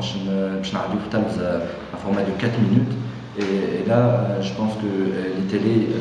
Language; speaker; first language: French; non-native, local second language; Arabic